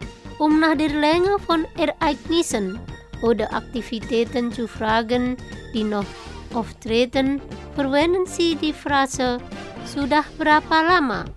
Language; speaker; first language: German; non-native, fluent; Indonesian